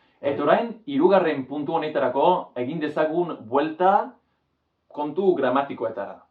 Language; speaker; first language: Basque; non-native, fluent; English